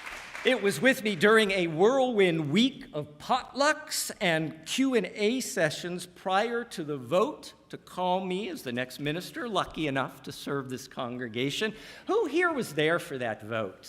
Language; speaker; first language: English; native; English